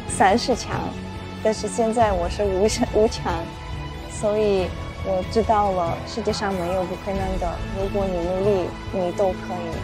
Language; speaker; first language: Chinese; non-native, learner; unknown